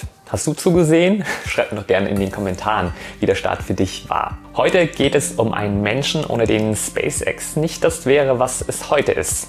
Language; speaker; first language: German; native; German